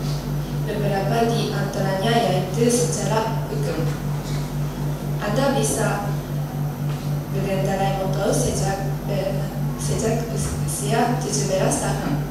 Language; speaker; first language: Indonesian; non-native, learner; Japanese